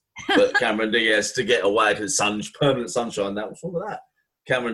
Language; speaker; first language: English; native; English